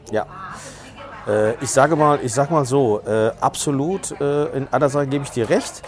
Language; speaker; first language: German; early bilingual, other home language; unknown